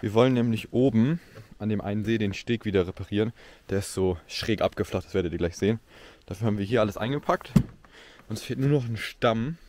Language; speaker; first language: German; native; German